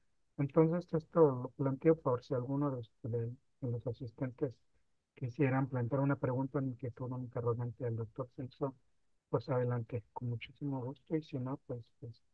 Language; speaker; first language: Spanish; native; Spanish